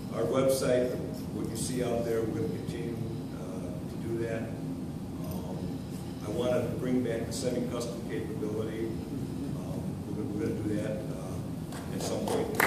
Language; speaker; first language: English; native; English